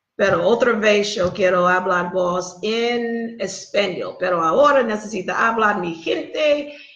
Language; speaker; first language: Spanish; non-native, learner; English